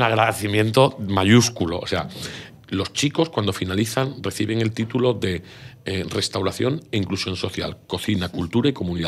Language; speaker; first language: Spanish; native; Spanish